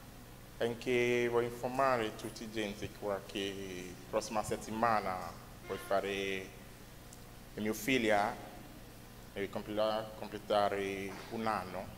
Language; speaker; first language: Italian; non-native, learner; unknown